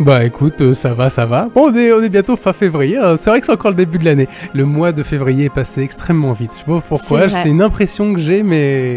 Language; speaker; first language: French; native; French